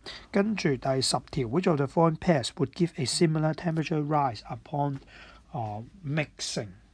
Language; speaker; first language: English; non-native, local second language; Cantonese